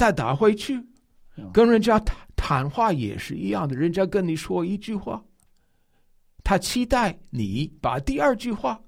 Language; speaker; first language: Chinese; non-native, fluent; English